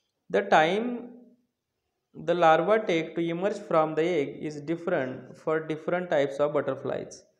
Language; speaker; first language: English; non-native, local second language; Marathi